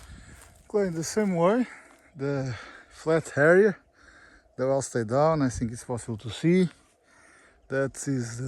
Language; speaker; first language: English; non-native, learner; Portuguese